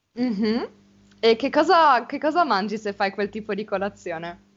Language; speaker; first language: Italian; native; Italian